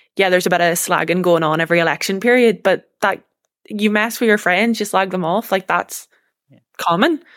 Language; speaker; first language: English; native; English